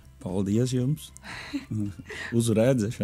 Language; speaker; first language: Latvian; non-native, learner; Portuguese